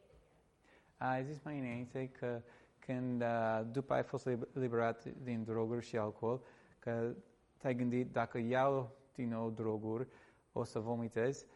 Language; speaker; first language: Romanian; non-native, learner; English